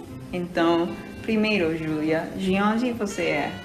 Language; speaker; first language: Portuguese; non-native, fluent; Spanish